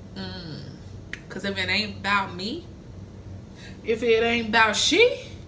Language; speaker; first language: English; native; English